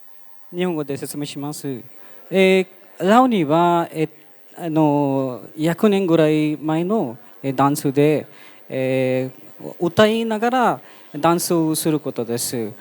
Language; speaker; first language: Japanese; non-native, fluent; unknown